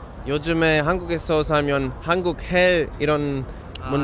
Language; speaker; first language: Korean; non-native, learner; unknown